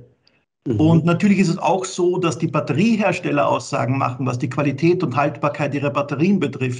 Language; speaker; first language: German; native; German